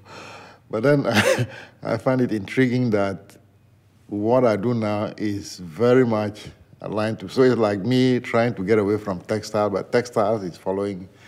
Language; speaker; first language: English; non-native, local second language; Ewe